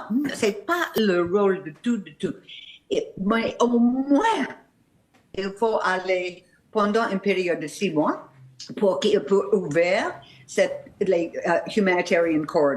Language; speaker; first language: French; non-native, fluent; English